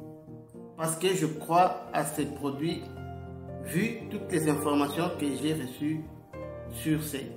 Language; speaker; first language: French; non-native, local second language; Lingala